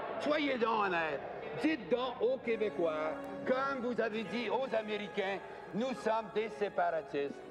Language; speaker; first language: French; native; French